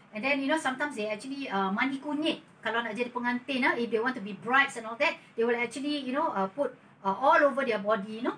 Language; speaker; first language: English; non-native, local second language; Malay